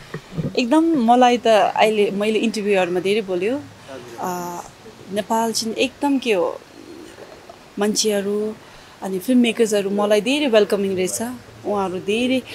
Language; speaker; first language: Nepali; non-native, fluent; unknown